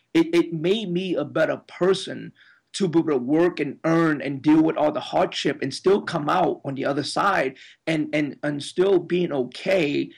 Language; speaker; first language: English; early bilingual, other home language; Spanish